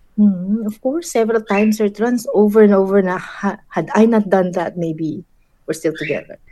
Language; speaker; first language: English; non-native, local second language; Filipino